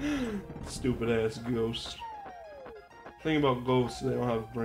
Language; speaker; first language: English; native; English